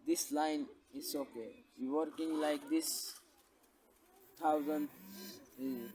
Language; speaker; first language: English; non-native, local second language; Punjabi